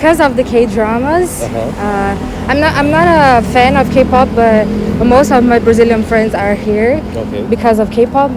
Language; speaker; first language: English; non-native, learner; Portuguese